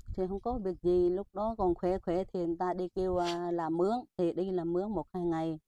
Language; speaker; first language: Vietnamese; non-native, local second language; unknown